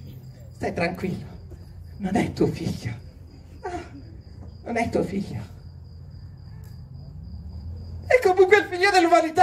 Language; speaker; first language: Italian; native; Italian